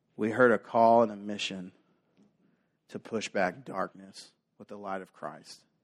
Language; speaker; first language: English; native; English